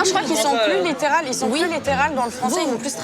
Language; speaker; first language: French; native; French